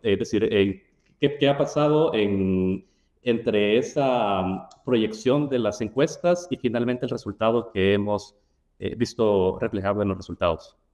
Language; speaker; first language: Spanish; native; Spanish